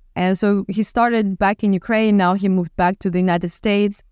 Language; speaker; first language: English; non-native, fluent; Russian